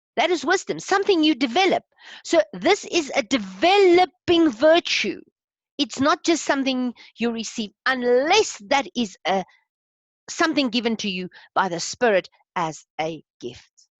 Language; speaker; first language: English; non-native, local second language; Afrikaans